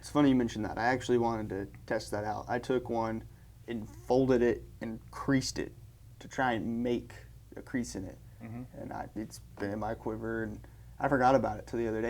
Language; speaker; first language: English; native; English